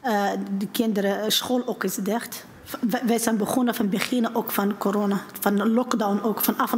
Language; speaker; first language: Dutch; non-native, learner; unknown